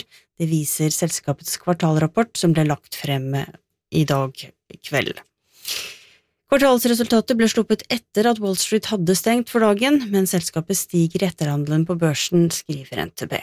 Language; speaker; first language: Norwegian; native; Norwegian